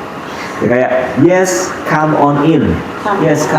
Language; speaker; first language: English; non-native, fluent; Indonesian